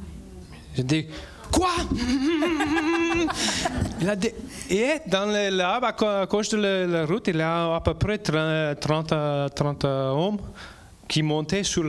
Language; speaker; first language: French; non-native, learner; English